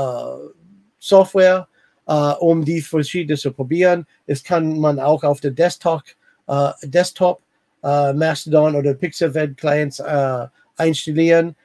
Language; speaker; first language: German; non-native, learner; English